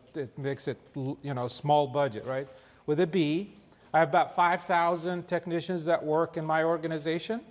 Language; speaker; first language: English; non-native, fluent; Arabic